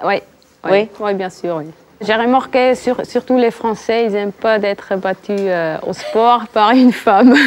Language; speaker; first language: French; non-native, local second language; German